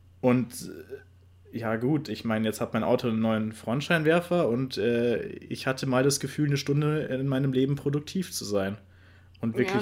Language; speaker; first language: German; native; German